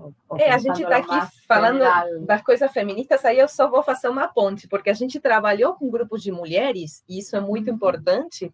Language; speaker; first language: Portuguese; non-native, fluent; Spanish